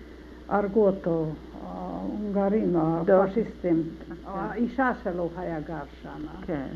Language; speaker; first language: Hebrew; non-native, learner; Hungarian